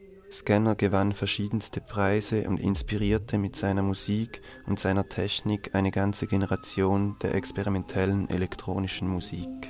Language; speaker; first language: German; native; German